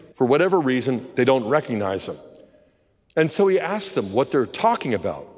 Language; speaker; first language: English; native; English